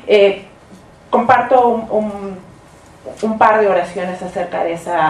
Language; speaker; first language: Spanish; early bilingual, heritage; Spanish